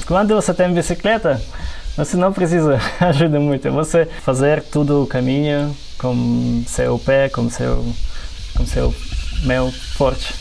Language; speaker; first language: Portuguese; non-native, learner; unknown